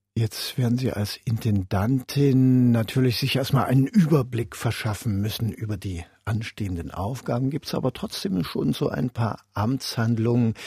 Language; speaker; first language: German; native; German